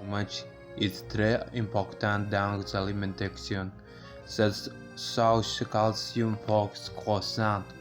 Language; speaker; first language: French; non-native, learner; Spanish